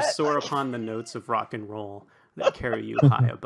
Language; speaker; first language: English; native; English